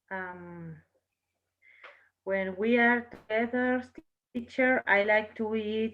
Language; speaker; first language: English; non-native, learner; Spanish